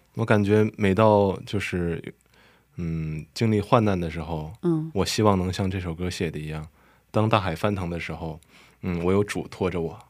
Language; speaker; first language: Chinese; native; Chinese